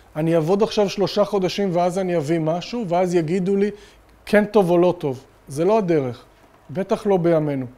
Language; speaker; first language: Hebrew; native; Hebrew